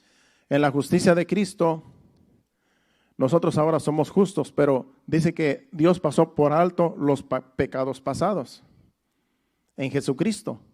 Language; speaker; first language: Spanish; native; Spanish